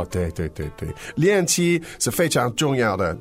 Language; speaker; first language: Chinese; non-native, fluent; English